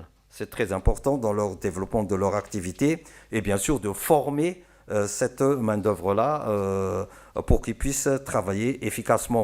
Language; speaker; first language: French; non-native, local second language; Malagasy